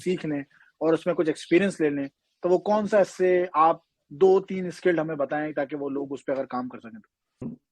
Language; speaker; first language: Urdu; native; Urdu